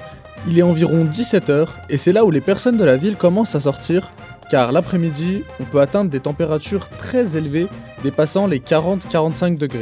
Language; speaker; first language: French; native; French